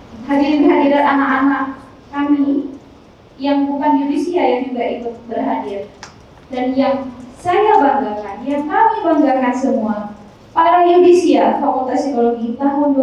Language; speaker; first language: Indonesian; native; Indonesian